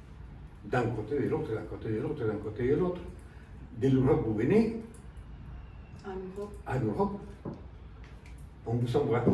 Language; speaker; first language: French; non-native, fluent; Spanish